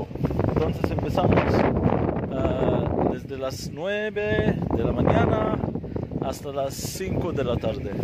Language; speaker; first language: Spanish; non-native, fluent; Arabic